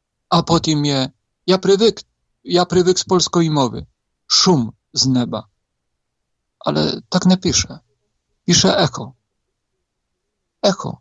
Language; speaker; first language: Polish; non-native, learner; Ukrainian